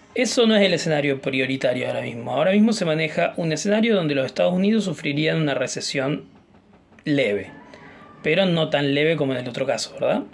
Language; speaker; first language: Spanish; native; Spanish